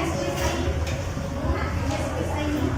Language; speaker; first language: English; non-native, fluent; Indonesian